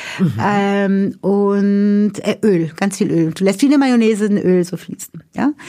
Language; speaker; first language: German; native; German